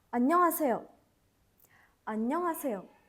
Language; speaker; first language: Korean; non-native, fluent; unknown